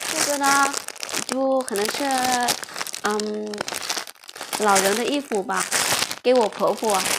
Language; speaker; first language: Chinese; non-native, fluent; Lao